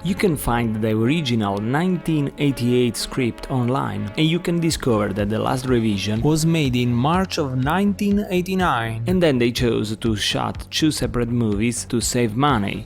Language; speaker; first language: English; non-native, fluent; Italian